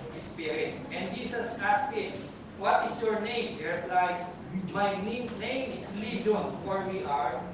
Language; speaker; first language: English; non-native, local second language; Filipino